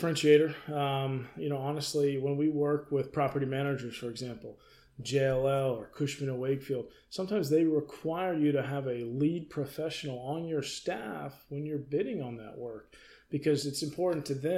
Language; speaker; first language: English; native; English